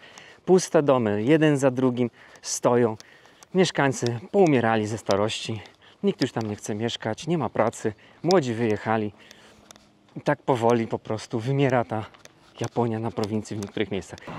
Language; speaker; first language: Polish; native; Polish